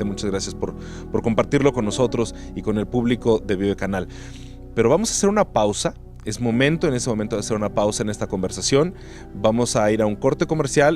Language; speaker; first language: Spanish; native; Spanish